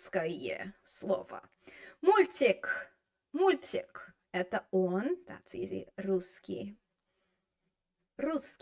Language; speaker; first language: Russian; non-native, fluent; English